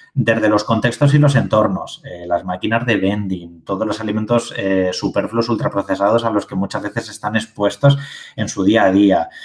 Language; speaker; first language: Spanish; native; Spanish